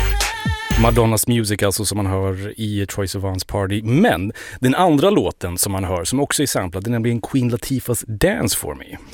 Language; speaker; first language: Swedish; native; Swedish